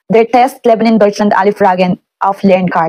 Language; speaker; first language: German; non-native, learner; Filipino